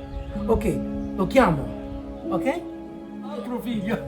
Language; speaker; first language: Italian; non-native, fluent; English